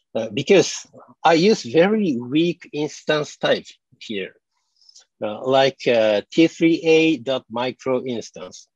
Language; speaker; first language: English; non-native, fluent; Japanese